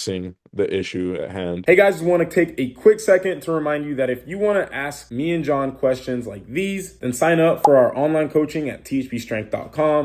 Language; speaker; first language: English; native; English